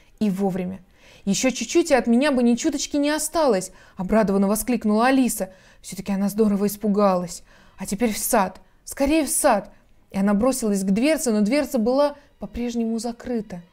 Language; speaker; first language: Russian; native; Russian